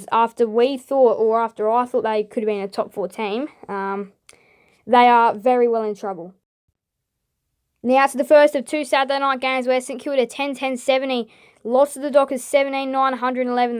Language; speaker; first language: English; native; English